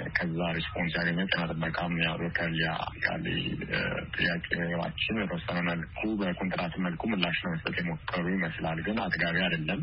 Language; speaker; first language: Amharic; native; Amharic